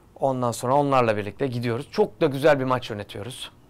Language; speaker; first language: Turkish; native; Turkish